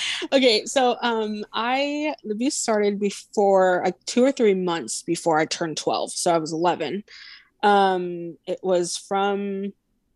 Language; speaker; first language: English; native; English